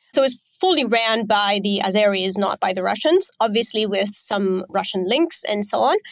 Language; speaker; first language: English; non-native, fluent; Romanian